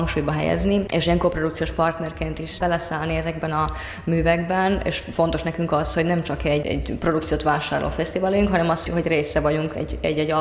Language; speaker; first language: Hungarian; non-native, fluent; Finnish